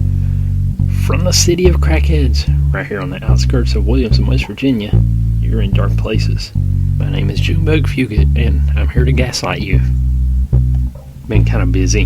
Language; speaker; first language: English; native; English